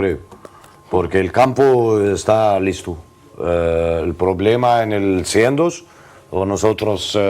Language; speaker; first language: Spanish; non-native, learner; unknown